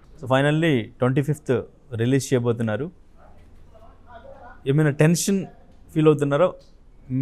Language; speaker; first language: Telugu; native; Telugu